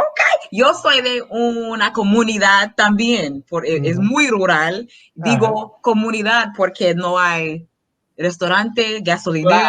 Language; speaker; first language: Spanish; non-native, fluent; English